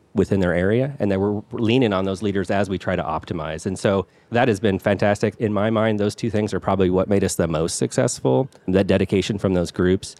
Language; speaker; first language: English; native; English